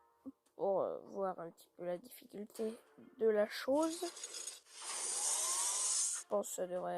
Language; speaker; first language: French; native; French